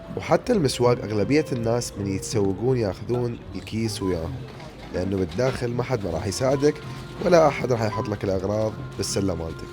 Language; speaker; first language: Arabic; native; Arabic